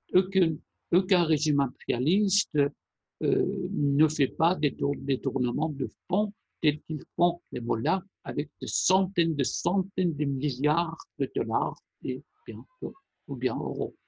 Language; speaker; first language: French; non-native, fluent; Persian